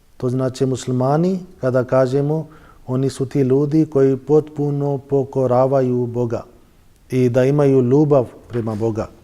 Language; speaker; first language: Bosnian; non-native, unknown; Urdu